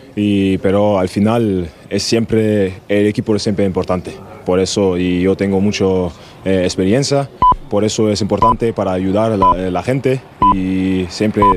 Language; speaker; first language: Spanish; non-native, learner; German